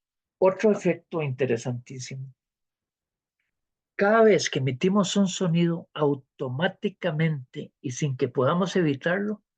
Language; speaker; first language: Spanish; native; Spanish